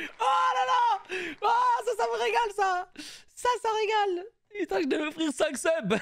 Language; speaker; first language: French; native; French